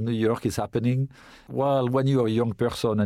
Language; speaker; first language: English; non-native, fluent; French